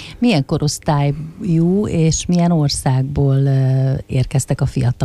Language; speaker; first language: Hungarian; native; Hungarian